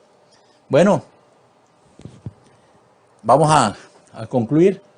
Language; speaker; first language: Spanish; native; Spanish